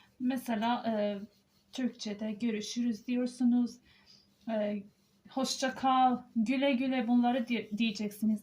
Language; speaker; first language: Turkish; non-native, fluent; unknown